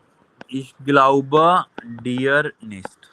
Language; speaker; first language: German; non-native, fluent; Hindi